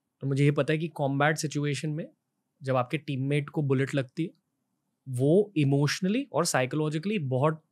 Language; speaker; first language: Hindi; native; Hindi